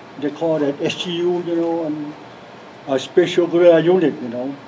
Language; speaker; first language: English; non-native, learner; Lao